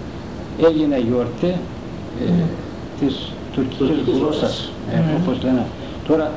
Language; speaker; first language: Greek; non-native, local second language; Turkish